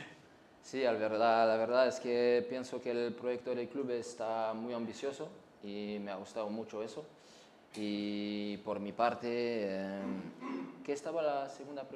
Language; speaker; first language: Spanish; non-native, learner; French